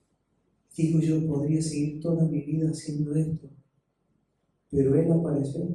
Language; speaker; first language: Spanish; native; Spanish